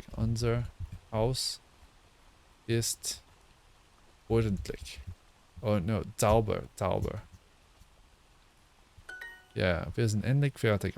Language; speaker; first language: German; non-native, learner; English